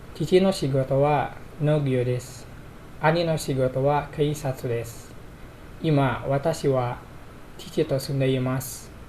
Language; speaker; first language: Japanese; non-native, learner; Indonesian